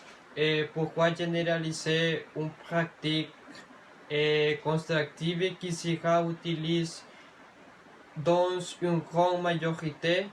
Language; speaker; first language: French; non-native, learner; Spanish